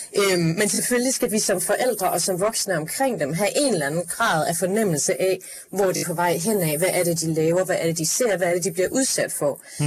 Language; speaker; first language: Danish; native; Danish